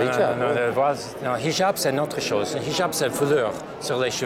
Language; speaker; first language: French; non-native, local second language; English